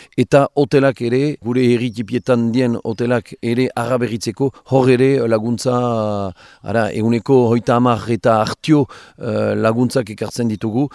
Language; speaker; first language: Basque; native; Basque